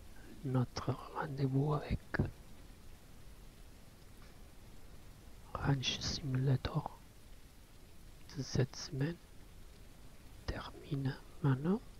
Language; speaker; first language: French; non-native, learner; Italian